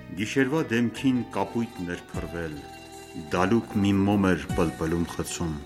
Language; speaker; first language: Armenian; early bilingual, heritage; Armenian